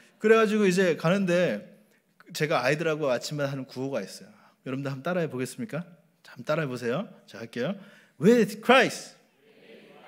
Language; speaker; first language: Korean; native; Korean